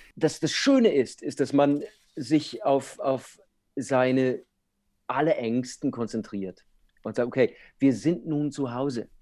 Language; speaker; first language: German; non-native, fluent; English